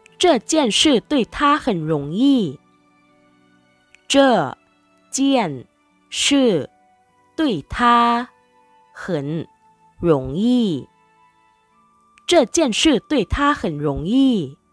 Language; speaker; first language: Chinese; non-native, fluent; Thai